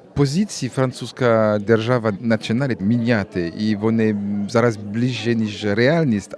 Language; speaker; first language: Ukrainian; non-native, learner; French